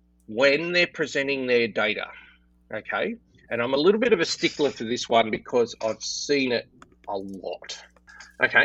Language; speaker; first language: English; native; English